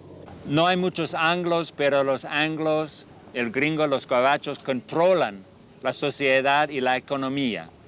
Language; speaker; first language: Spanish; non-native, fluent; English